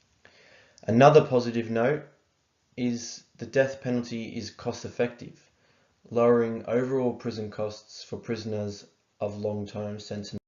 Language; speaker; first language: English; native; English